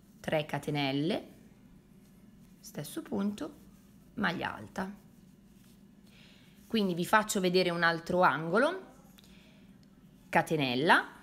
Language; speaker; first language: Italian; native; Italian